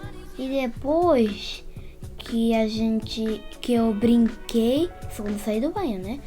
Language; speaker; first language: Portuguese; early bilingual, heritage; Portuguese